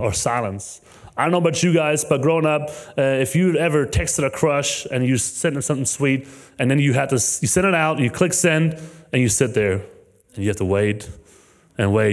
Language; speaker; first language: English; non-native, fluent; German